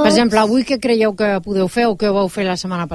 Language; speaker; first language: Catalan; native; Catalan